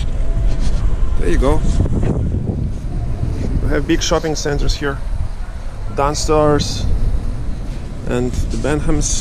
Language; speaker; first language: English; non-native, fluent; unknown